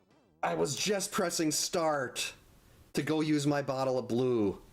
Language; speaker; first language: English; native; English